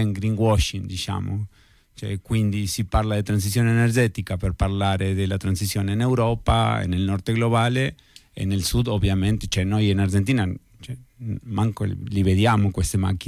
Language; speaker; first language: Italian; non-native, fluent; Spanish